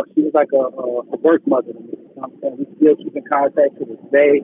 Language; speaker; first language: English; native; English